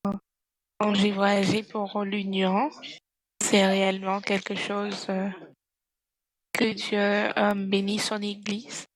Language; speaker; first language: French; non-native, fluent; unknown